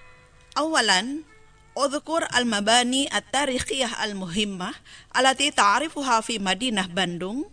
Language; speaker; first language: Arabic; non-native, fluent; Indonesian